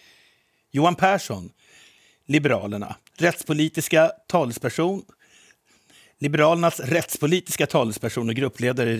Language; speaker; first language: Swedish; native; Swedish